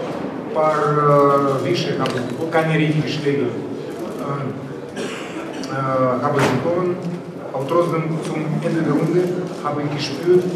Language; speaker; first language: German; non-native, learner; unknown